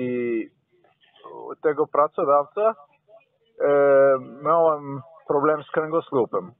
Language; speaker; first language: Polish; non-native, learner; Slovenian